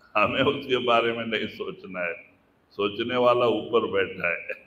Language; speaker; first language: Hindi; non-native, local second language; Kannada